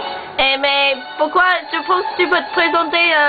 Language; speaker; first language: French; non-native, learner; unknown